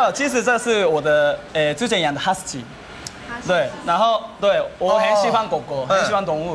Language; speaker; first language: Chinese; non-native, fluent; Japanese